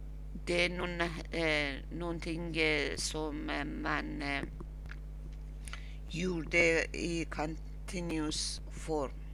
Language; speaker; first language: Swedish; non-native, learner; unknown